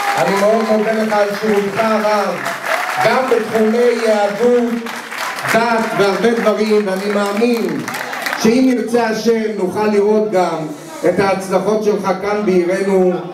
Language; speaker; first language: Hebrew; native; Hebrew